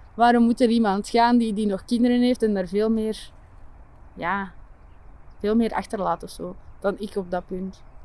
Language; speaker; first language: Dutch; native; Dutch